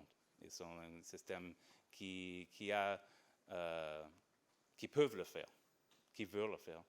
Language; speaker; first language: French; non-native, fluent; English